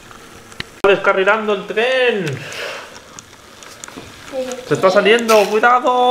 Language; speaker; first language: Spanish; native; Spanish